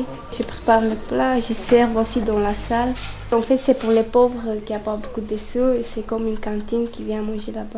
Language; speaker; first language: French; non-native, learner; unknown